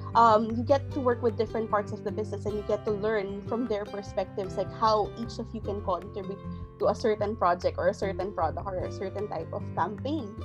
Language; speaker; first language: English; non-native, local second language; Filipino